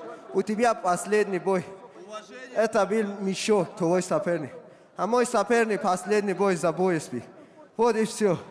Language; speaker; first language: Russian; non-native, learner; Persian